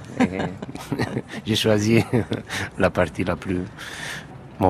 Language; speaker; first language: French; non-native, fluent; Romanian